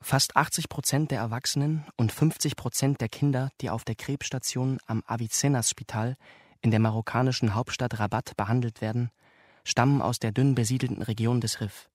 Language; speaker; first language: German; native; German